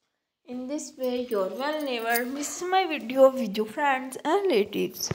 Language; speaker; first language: English; non-native, local second language; Urdu